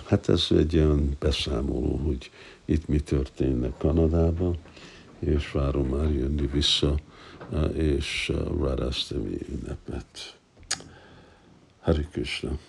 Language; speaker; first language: Hungarian; non-native, fluent; English